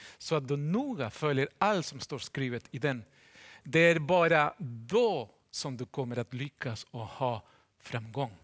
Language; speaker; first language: Swedish; non-native, fluent; Spanish